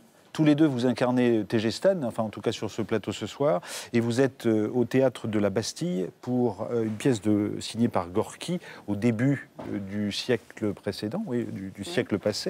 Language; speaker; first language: French; native; French